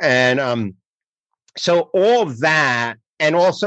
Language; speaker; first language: English; native; English